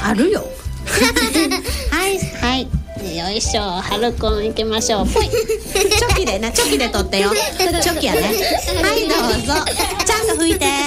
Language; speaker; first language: Japanese; native; Japanese